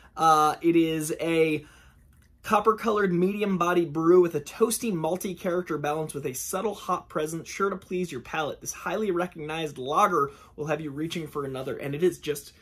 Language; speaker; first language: English; native; English